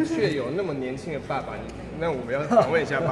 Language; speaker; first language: Chinese; native; Chinese